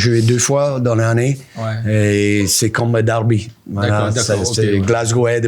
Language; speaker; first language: French; non-native, learner; English